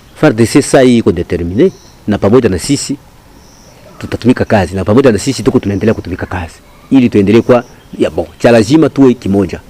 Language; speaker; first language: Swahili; native; Swahili